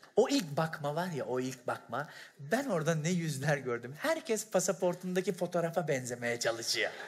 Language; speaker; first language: Turkish; native; Turkish